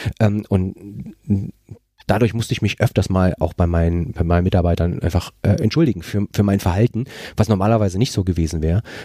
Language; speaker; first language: German; non-native, fluent; Spanish